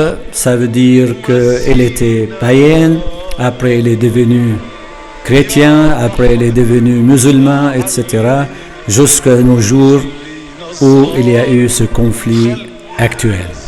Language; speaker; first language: French; non-native, fluent; Arabic